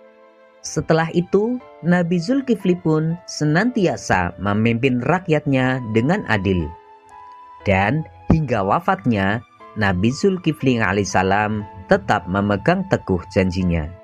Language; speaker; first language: Indonesian; native; Indonesian